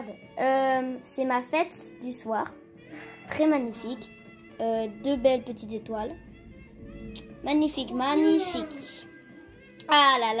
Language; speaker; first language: French; native; French